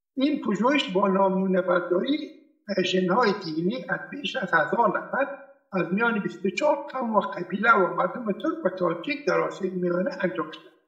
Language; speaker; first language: Persian; native; Persian